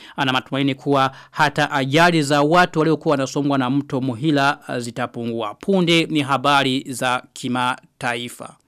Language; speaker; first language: Swahili; non-native, local second language; Rundi